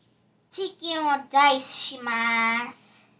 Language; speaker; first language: Japanese; early bilingual, heritage; Japanese